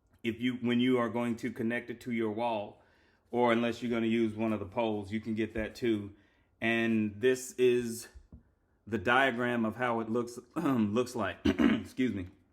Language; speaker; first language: English; native; English